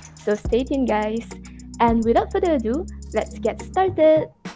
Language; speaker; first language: English; non-native, local second language; Chinese